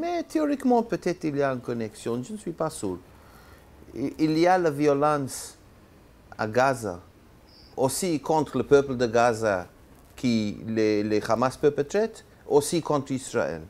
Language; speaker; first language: French; non-native, learner; Hebrew